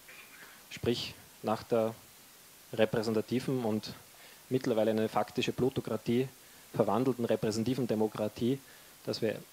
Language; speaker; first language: German; native; German